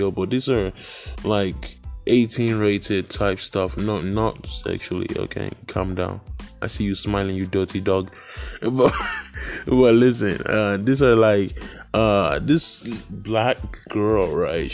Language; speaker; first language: English; non-native, local second language; Yoruba